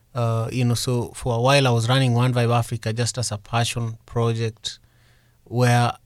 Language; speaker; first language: English; non-native, local second language; Luo (Kenya and Tanzania)